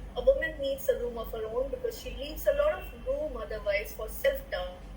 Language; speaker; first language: English; non-native, local second language; Hindi